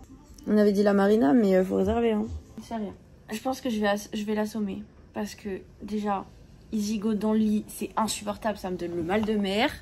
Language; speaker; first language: French; native; French